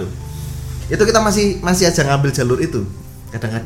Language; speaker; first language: Indonesian; native; Indonesian